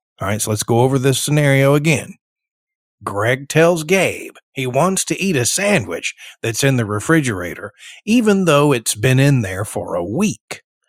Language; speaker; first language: English; early bilingual, other home language; Spanish